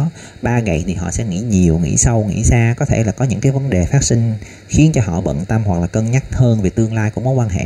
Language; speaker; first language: Vietnamese; native; Vietnamese